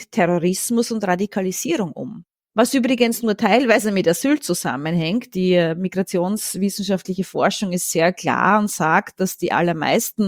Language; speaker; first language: German; native; German